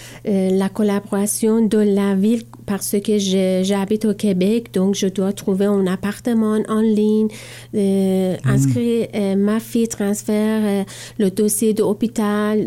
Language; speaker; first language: French; non-native, learner; Persian